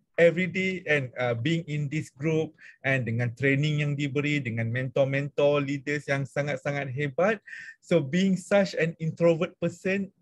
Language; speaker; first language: English; non-native, local second language; Malay